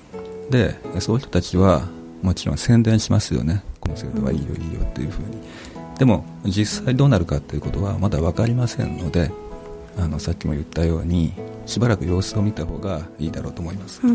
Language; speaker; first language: Japanese; native; Japanese